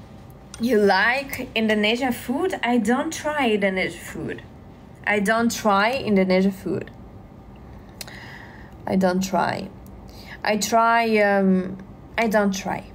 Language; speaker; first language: English; non-native, learner; Russian